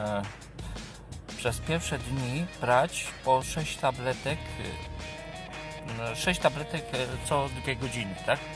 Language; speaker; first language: Polish; native; Polish